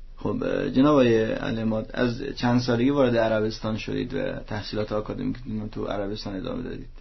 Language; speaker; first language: Persian; native; Persian